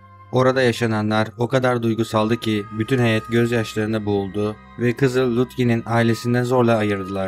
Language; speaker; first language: Turkish; native; Turkish